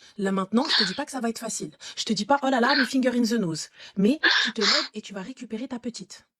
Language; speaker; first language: French; native; French